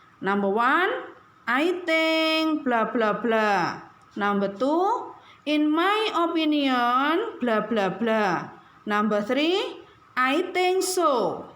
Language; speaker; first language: English; non-native, learner; Indonesian